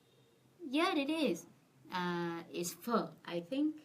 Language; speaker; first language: English; non-native, fluent; Vietnamese